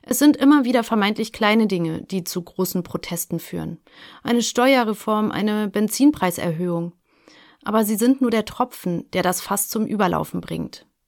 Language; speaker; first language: German; native; German